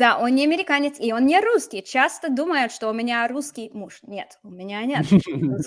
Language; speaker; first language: Russian; non-native, fluent; English